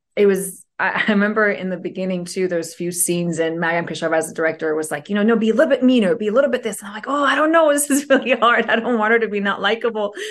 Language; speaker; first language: English; early bilingual, other home language; Persian